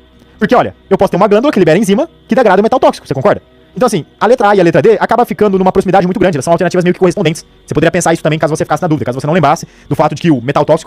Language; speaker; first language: Portuguese; native; Portuguese